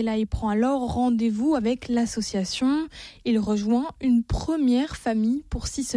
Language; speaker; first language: French; native; French